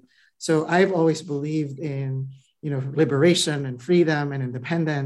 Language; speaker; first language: English; non-native, local second language; Filipino